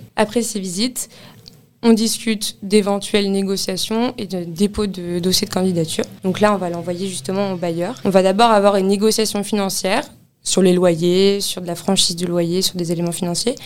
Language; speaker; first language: French; native; French